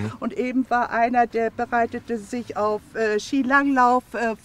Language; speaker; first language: German; native; German